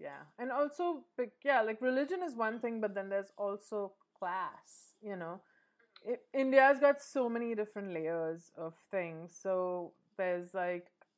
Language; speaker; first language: English; native; English